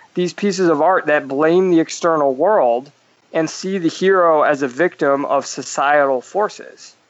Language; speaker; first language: English; native; English